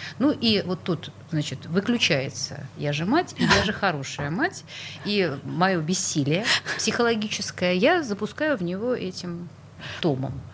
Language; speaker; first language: Russian; native; Russian